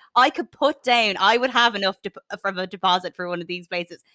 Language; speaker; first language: English; native; English